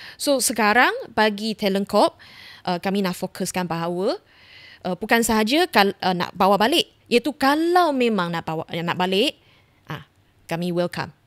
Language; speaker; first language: Malay; non-native, local second language; Chinese